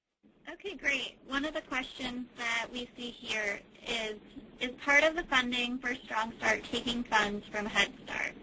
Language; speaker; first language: English; native; English